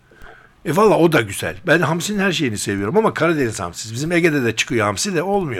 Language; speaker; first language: Turkish; native; Turkish